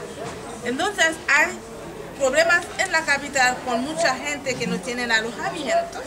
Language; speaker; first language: Spanish; non-native, fluent; Haitian Creole